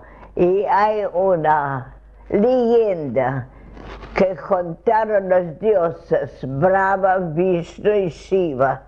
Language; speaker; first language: Spanish; non-native, fluent; Russian